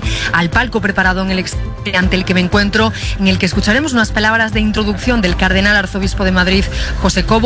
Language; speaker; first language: Spanish; native; Spanish